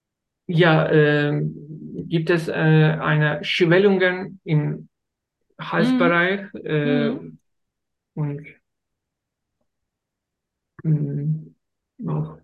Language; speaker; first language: German; non-native, learner; Turkish